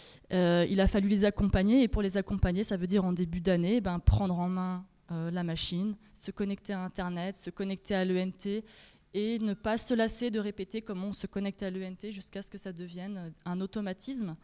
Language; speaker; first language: French; native; French